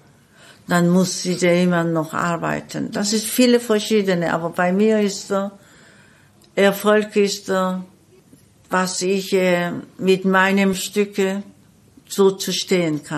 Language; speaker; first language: German; non-native, fluent; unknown